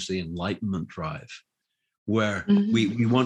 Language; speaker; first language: English; native; English